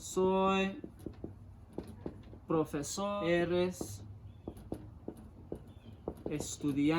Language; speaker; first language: Spanish; non-native, fluent; English